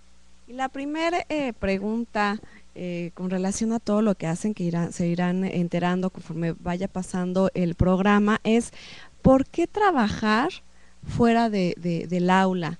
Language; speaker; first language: Spanish; native; Spanish